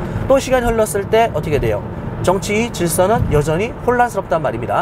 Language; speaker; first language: Korean; native; Korean